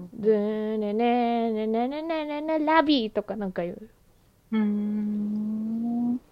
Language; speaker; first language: Japanese; early bilingual, heritage; Japanese